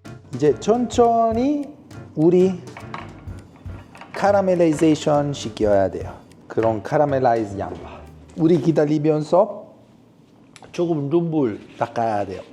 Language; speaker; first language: Korean; non-native, fluent; Italian